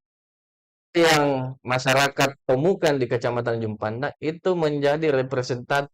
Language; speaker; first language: Indonesian; native; Indonesian